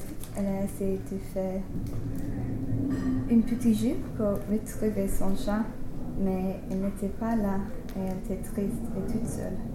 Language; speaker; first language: French; non-native, learner; English